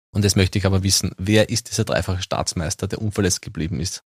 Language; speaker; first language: German; native; German